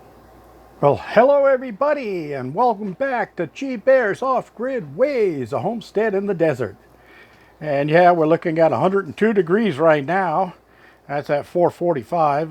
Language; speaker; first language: English; native; English